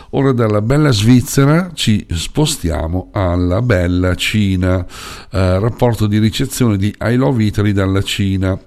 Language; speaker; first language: Italian; native; Italian